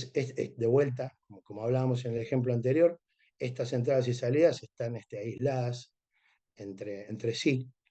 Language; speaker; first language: Spanish; native; Spanish